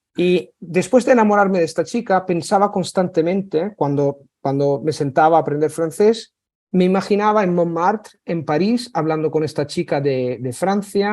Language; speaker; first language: Spanish; non-native, fluent; Italian